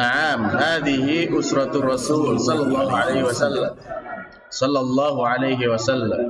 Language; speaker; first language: Arabic; non-native, local second language; Indonesian